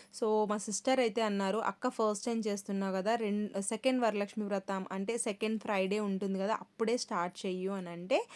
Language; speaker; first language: Telugu; non-native, local second language; Kannada